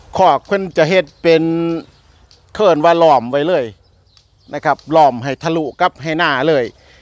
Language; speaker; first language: Thai; native; Thai